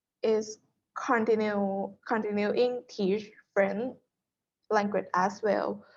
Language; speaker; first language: English; non-native, learner; Thai